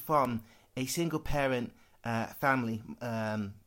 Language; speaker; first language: English; native; English